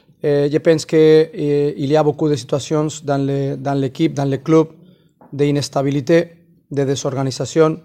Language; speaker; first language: French; non-native, fluent; Spanish